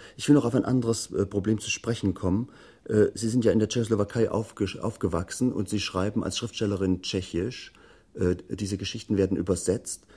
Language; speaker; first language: German; native; German